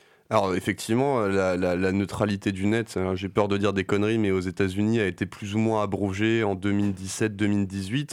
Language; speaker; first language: French; native; French